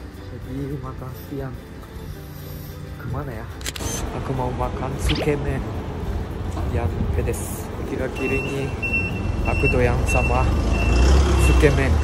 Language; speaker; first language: Indonesian; non-native, fluent; Japanese